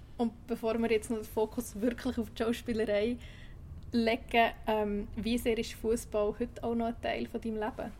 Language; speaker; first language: German; native; German